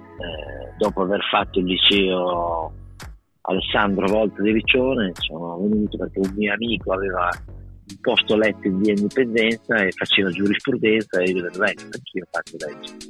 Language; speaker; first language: Italian; native; Italian